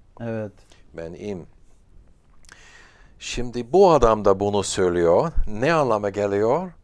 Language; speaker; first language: Turkish; non-native, fluent; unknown